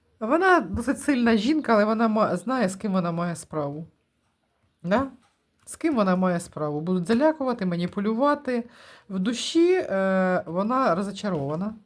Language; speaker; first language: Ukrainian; non-native, local second language; Russian